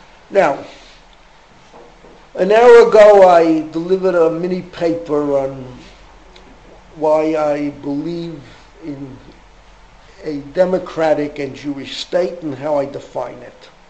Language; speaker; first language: English; native; English